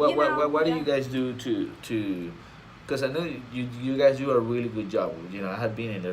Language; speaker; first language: English; non-native, fluent; Spanish